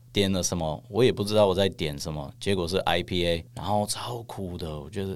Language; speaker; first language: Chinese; non-native, fluent; English